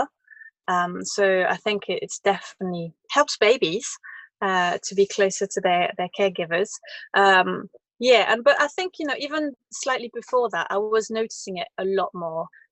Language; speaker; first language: English; non-native, fluent; French